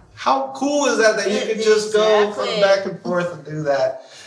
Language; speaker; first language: English; early bilingual, other home language; Spanish